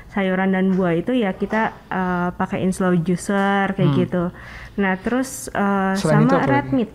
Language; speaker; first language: Indonesian; native; Indonesian